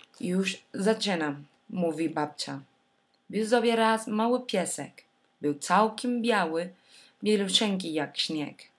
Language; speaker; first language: Polish; non-native, learner; Spanish